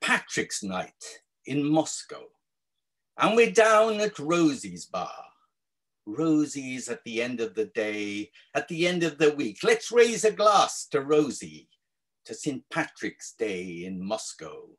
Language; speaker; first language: English; native; English